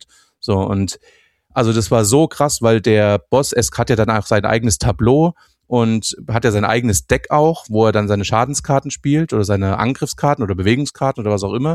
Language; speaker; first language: German; native; German